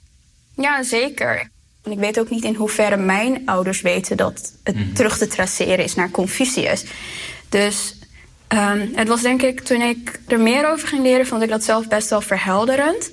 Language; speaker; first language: Dutch; early bilingual, other home language; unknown